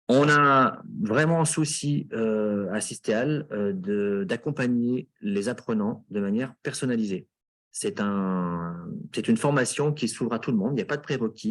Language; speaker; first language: French; native; French